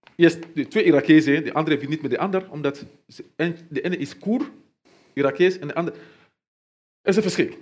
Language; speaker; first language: Dutch; non-native, fluent; Mandingo